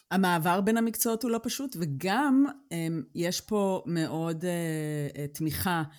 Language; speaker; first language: Hebrew; native; Hebrew